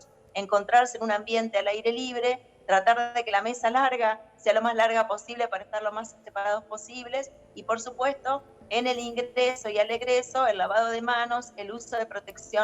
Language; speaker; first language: Spanish; native; Spanish